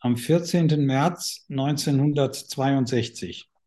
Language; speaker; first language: German; native; German